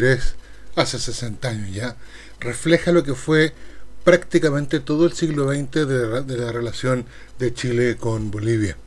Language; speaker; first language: Spanish; native; Spanish